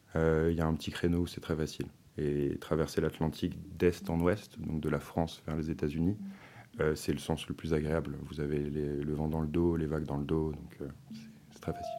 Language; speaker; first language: French; native; French